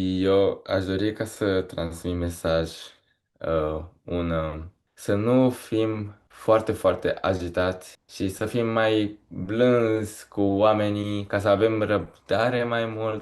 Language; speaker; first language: Romanian; early bilingual, heritage; Romanian